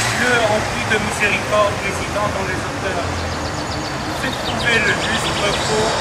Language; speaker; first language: English; non-native, fluent; Hebrew